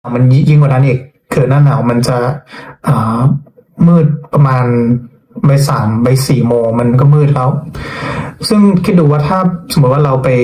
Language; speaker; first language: Thai; non-native, fluent; English